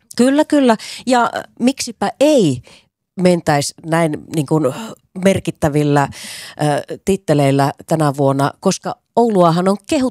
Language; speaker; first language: Finnish; native; Finnish